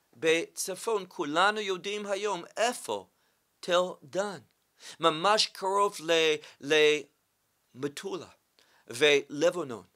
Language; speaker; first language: Hebrew; non-native, fluent; English